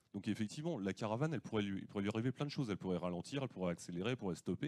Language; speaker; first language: French; native; French